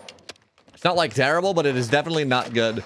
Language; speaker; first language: English; native; English